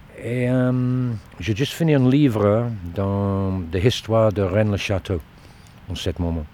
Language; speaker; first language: French; non-native, learner; English